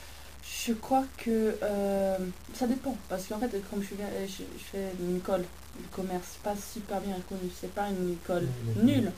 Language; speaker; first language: French; non-native, fluent; Swedish